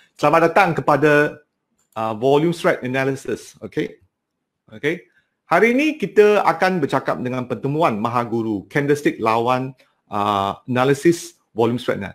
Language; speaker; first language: Malay; non-native, local second language; Cantonese